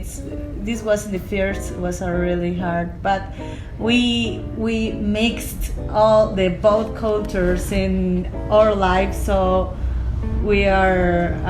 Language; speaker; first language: English; non-native, learner; Spanish